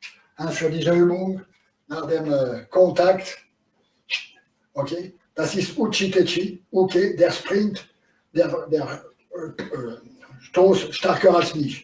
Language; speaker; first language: German; non-native, learner; French